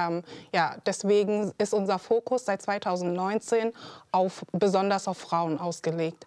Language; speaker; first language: German; early bilingual, other home language; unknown